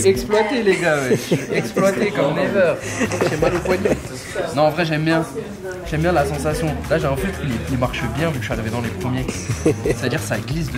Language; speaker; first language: French; native; French